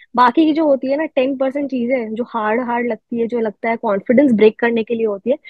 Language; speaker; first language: Hindi; non-native, local second language; Gujarati